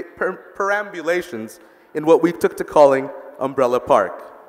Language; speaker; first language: English; early bilingual, other home language; Bangla